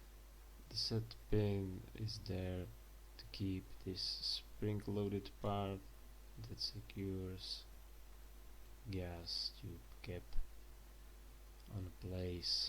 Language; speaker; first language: English; non-native, fluent; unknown